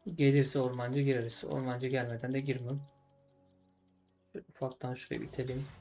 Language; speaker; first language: Turkish; native; Turkish